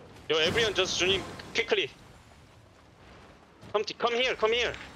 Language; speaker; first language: English; non-native, learner; Korean